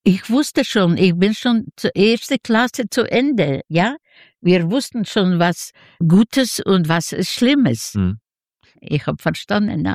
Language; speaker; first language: German; non-native, learner; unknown